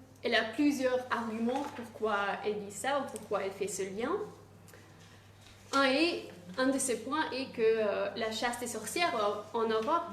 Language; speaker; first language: French; non-native, fluent; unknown